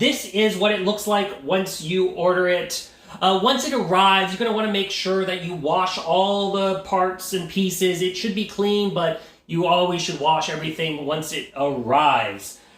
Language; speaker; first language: English; native; English